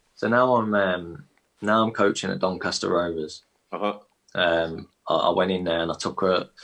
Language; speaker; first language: English; native; English